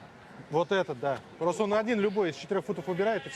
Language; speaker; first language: Russian; native; Russian